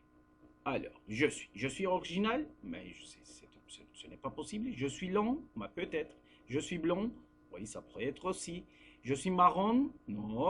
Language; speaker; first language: French; non-native, fluent; Turkish